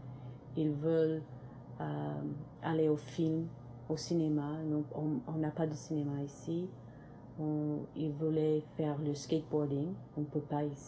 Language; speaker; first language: French; non-native, local second language; English